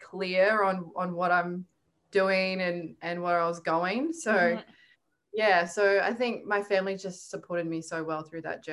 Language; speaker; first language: English; native; English